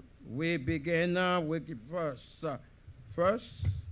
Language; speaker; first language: English; non-native, fluent; Haitian Creole